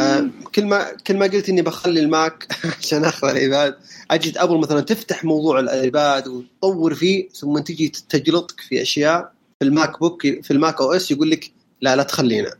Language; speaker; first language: Arabic; native; Arabic